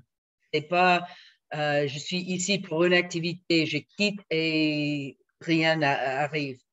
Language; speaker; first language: French; non-native, fluent; English